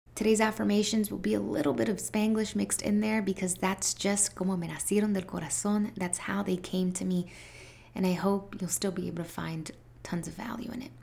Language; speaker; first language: English; early bilingual, other home language; Spanish